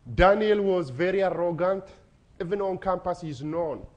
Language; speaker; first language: English; non-native, fluent; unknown